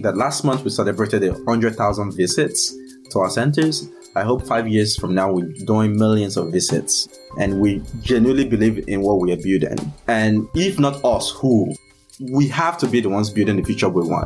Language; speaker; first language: English; non-native, local second language; Yoruba